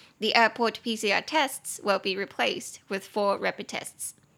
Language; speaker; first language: English; non-native, fluent; Chinese